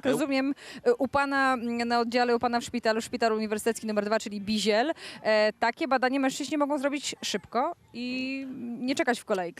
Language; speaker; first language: Polish; native; Polish